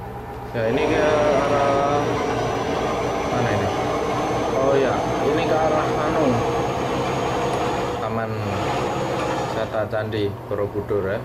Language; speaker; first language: Indonesian; native; Indonesian